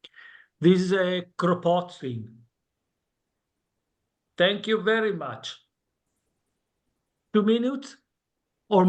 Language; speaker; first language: English; non-native, learner; Italian